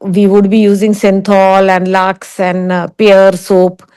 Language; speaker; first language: English; non-native, local second language; Punjabi